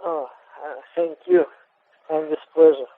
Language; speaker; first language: English; non-native, learner; Russian